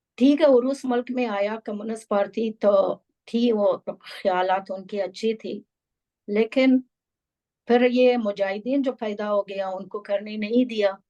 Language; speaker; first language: Urdu; non-native, fluent; Persian